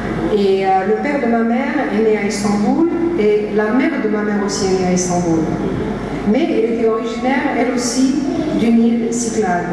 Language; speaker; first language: French; early bilingual, heritage; Greek